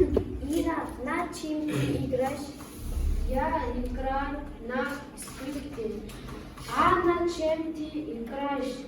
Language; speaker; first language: Russian; non-native, learner; Mongolian